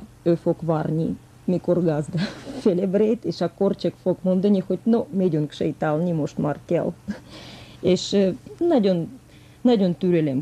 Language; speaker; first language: Hungarian; non-native, fluent; Russian